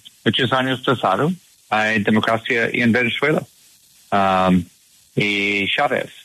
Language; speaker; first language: Spanish; non-native, learner; English